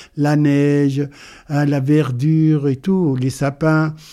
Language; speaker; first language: French; non-native, local second language; Arabic